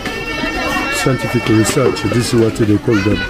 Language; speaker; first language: English; non-native, fluent; Swahili